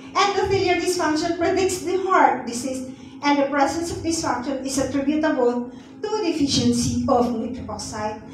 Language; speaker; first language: English; non-native, local second language; Filipino